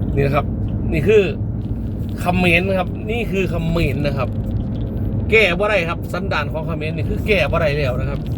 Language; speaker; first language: Thai; native; Thai